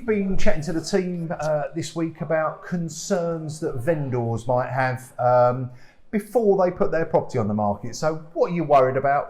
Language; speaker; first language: English; native; English